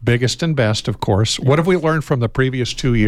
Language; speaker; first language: English; native; English